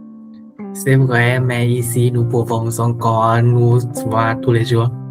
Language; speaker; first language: French; non-native, learner; Vietnamese